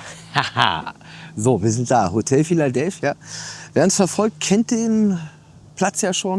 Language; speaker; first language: German; native; German